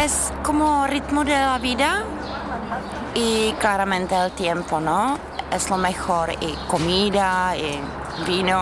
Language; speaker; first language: Spanish; non-native, fluent; Czech